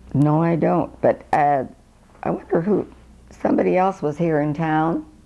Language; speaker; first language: English; early bilingual, other home language; Swedish